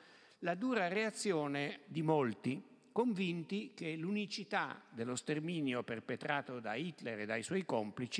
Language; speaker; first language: Italian; native; Italian